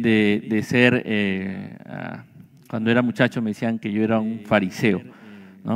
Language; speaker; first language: Spanish; native; Spanish